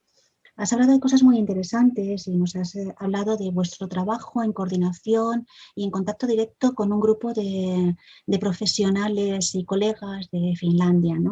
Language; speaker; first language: Spanish; native; Spanish